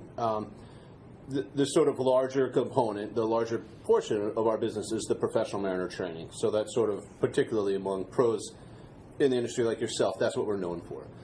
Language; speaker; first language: English; native; English